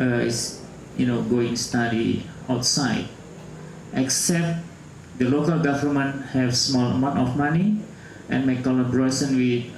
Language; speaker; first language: English; non-native, local second language; Indonesian